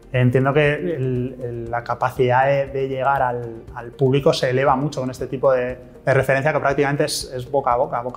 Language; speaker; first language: Spanish; native; Spanish